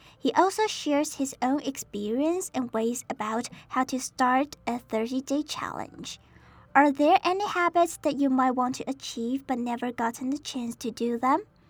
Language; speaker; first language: English; non-native, fluent; Chinese